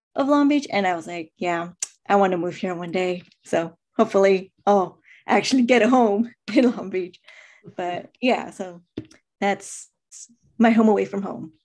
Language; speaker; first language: English; native; English